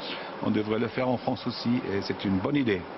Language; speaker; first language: French; non-native, fluent; German